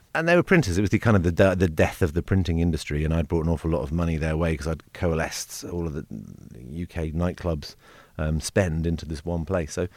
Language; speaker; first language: English; native; English